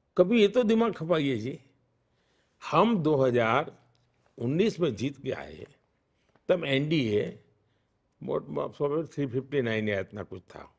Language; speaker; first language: Hindi; non-native, local second language; Gujarati